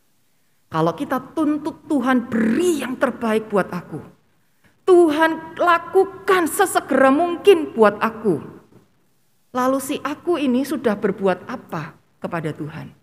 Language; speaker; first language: Indonesian; native; Indonesian